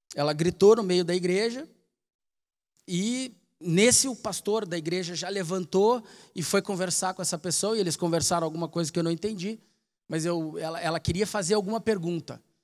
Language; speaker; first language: Portuguese; native; Portuguese